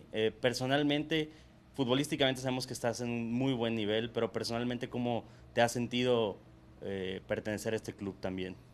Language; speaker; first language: Spanish; native; Spanish